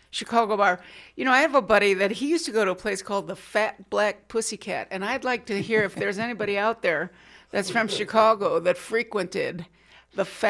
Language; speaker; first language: English; native; English